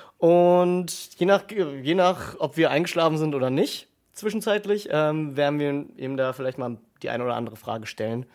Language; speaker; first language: German; native; German